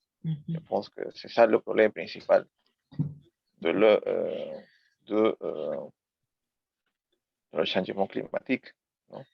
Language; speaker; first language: French; non-native, learner; Spanish